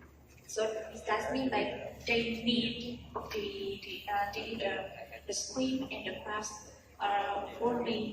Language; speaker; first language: English; non-native, learner; Vietnamese